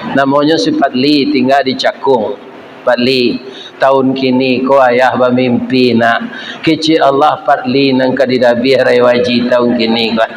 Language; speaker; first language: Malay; non-native, local second language; Minangkabau